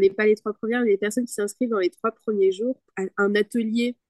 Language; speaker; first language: French; non-native, fluent; Spanish